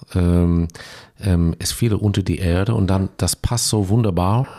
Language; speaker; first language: German; non-native, fluent; English